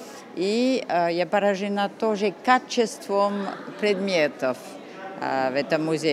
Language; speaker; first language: Russian; non-native, fluent; French